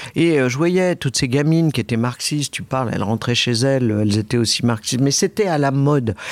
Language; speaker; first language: French; native; French